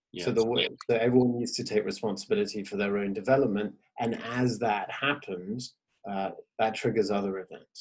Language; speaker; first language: English; native; English